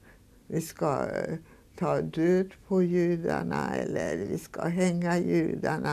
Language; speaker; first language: Swedish; non-native, fluent; Hungarian